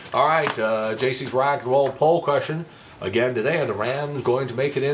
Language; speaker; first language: English; native; English